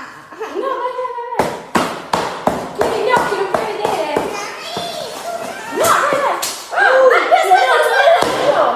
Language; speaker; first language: Italian; non-native, learner; Albanian